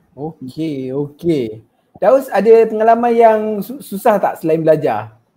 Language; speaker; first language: Malay; native; Malay